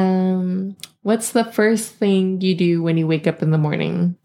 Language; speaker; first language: English; native; English